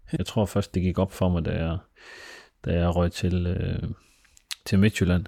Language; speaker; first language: Danish; early bilingual, other home language; Somali